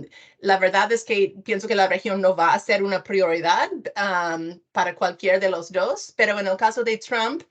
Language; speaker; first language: Spanish; non-native, fluent; English